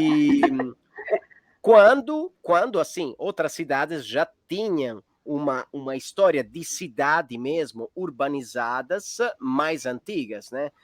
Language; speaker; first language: Portuguese; non-native, fluent; Italian